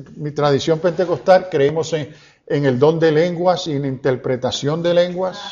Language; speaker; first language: Spanish; early bilingual, heritage; Spanish